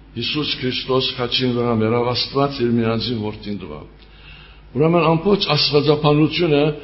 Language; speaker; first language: Armenian; early bilingual, heritage; Armenian